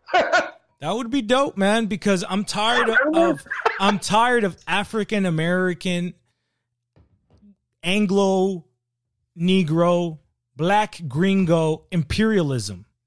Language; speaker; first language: English; early bilingual, other home language; Spanish